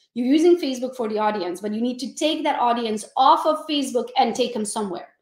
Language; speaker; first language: English; non-native, fluent; Hungarian